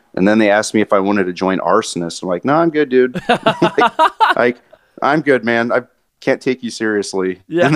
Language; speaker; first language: English; native; English